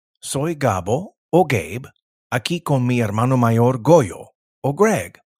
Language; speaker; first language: Spanish; non-native, fluent; English